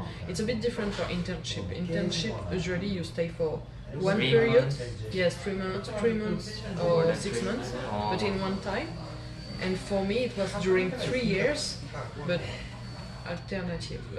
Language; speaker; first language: English; non-native, fluent; French